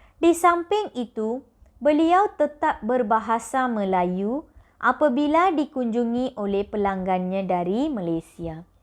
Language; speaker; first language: Malay; non-native, local second language; Tamil